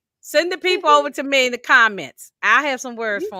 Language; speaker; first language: English; native; English